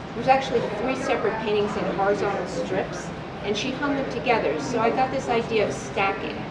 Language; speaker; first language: English; native; English